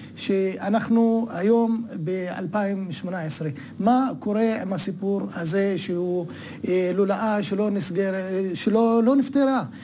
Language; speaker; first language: Hebrew; non-native, local second language; Arabic